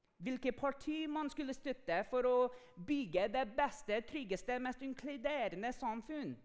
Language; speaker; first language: Norwegian; non-native, fluent; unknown